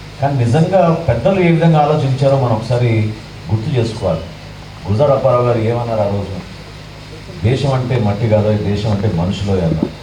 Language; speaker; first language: Telugu; native; Telugu